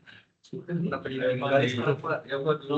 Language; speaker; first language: Indonesian; native; Indonesian